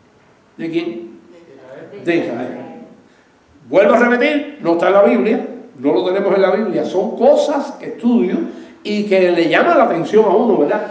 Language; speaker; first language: Spanish; native; Spanish